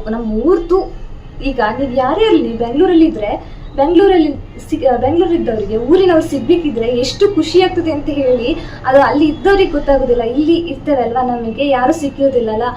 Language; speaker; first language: Kannada; native; Kannada